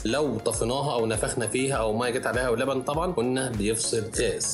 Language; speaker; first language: Arabic; native; Arabic